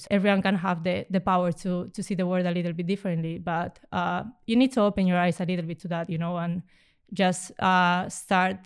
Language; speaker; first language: English; non-native, fluent; Spanish